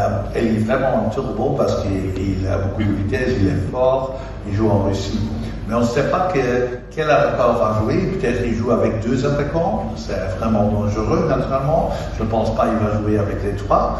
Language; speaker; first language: French; non-native, fluent; Dutch